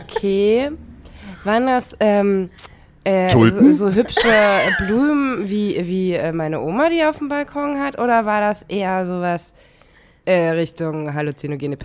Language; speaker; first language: German; native; German